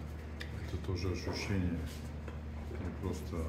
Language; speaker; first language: Russian; non-native, learner; Bulgarian